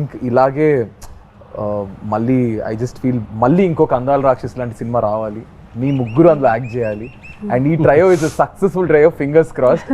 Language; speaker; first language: Telugu; native; Telugu